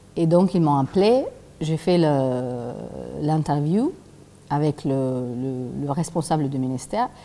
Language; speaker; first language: French; non-native, fluent; Albanian